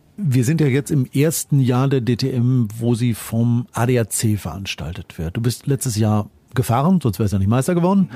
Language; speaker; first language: German; native; German